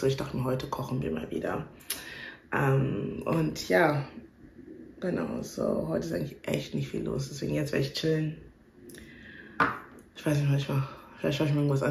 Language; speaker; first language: German; native; German